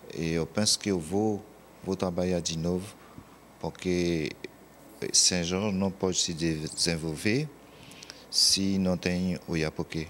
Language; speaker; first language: Portuguese; non-native, fluent; French